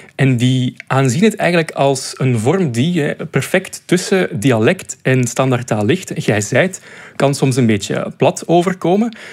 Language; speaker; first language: Dutch; native; Dutch